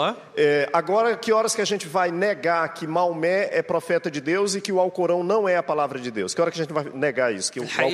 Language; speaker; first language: Portuguese; non-native, fluent; Arabic